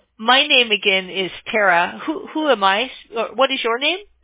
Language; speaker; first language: English; native; English